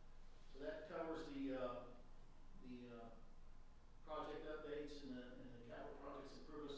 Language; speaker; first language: English; native; English